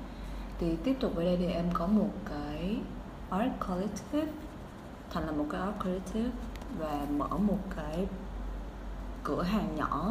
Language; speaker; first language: Vietnamese; native; Vietnamese